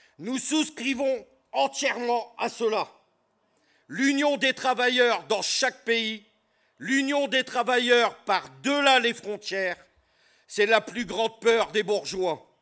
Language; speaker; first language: French; native; French